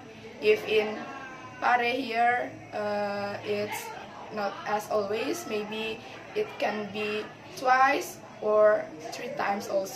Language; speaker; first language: English; non-native, learner; Indonesian